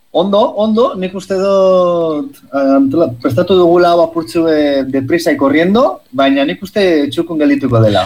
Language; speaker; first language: Basque; non-native, local second language; Spanish